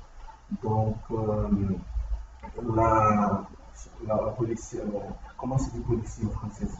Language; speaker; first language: French; non-native, learner; Portuguese